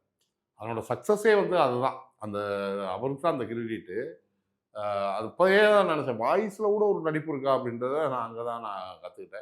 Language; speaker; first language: Tamil; native; Tamil